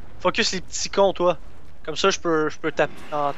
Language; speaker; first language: French; native; French